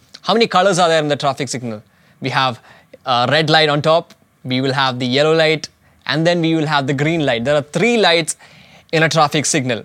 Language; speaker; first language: English; non-native, local second language; Malayalam